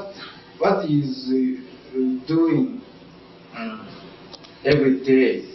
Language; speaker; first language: English; non-native, learner; Japanese